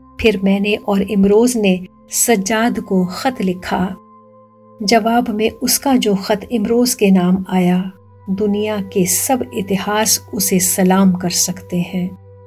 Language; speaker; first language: Hindi; native; Hindi